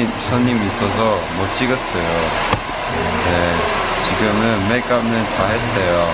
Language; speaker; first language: Korean; non-native, learner; Chinese